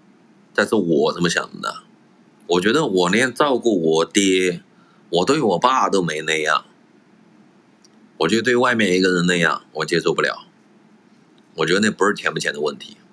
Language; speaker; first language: Chinese; native; Chinese